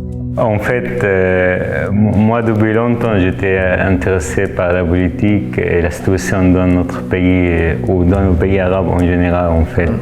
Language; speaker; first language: French; non-native, fluent; Arabic